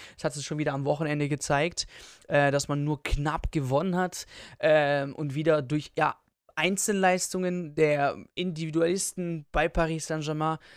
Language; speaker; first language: German; early bilingual, other home language; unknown